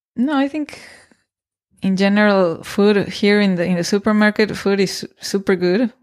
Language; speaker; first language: English; non-native, fluent; Spanish